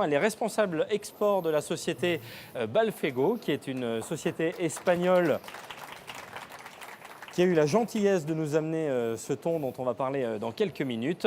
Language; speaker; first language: French; native; French